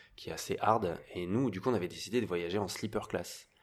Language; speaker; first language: French; native; French